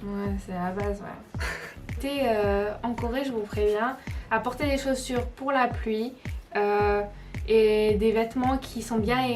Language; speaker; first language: French; native; French